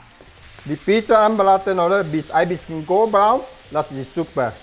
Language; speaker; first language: German; non-native, learner; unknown